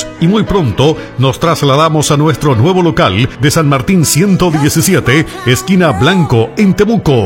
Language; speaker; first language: Spanish; native; Spanish